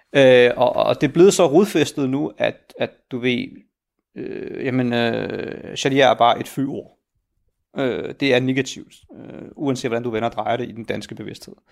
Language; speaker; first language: Danish; early bilingual, other home language; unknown